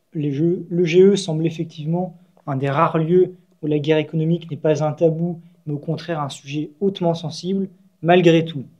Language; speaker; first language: French; native; French